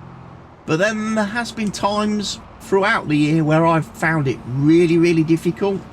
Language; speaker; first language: English; native; English